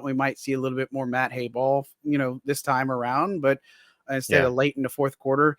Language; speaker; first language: English; native; English